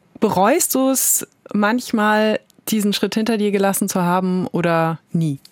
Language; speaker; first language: German; native; German